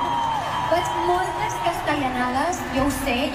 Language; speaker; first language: Catalan; non-native, local second language; Spanish